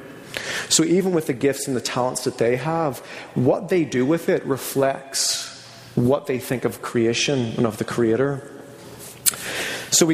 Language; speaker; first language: English; native; English